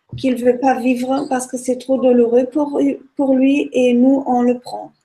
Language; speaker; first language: French; non-native, fluent; German